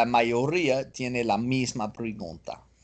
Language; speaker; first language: Spanish; non-native, learner; English